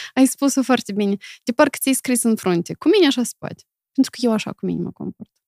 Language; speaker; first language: Romanian; native; Romanian